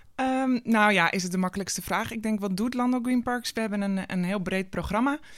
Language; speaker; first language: Dutch; native; Dutch